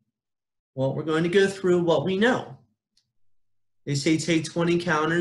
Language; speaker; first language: English; native; English